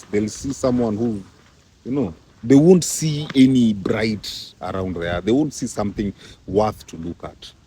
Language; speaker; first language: English; non-native, local second language; Swahili